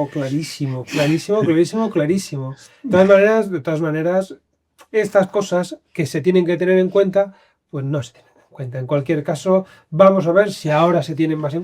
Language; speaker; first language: Spanish; native; Spanish